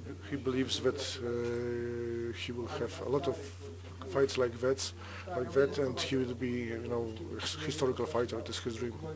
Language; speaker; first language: English; non-native, fluent; Polish